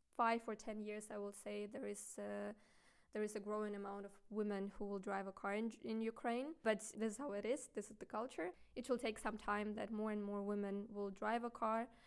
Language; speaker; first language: English; non-native, fluent; Ukrainian